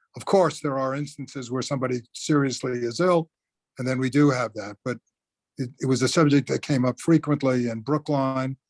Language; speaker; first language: English; native; English